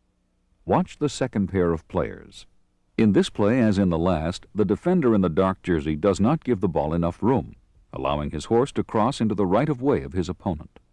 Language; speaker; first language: English; native; English